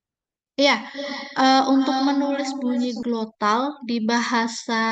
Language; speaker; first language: Indonesian; native; Indonesian